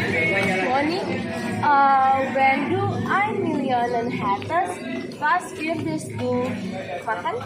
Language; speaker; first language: German; non-native, learner; Indonesian